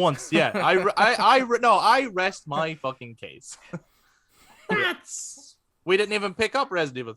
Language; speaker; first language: English; native; English